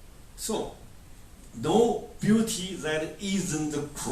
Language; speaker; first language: English; non-native, fluent; Chinese